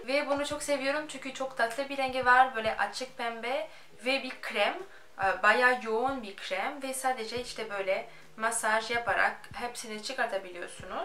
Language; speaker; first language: Turkish; non-native, fluent; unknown